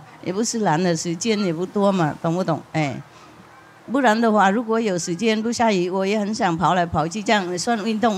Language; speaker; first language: Chinese; non-native, fluent; Vietnamese